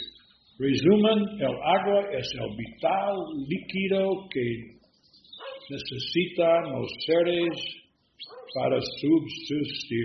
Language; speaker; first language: Spanish; non-native, learner; English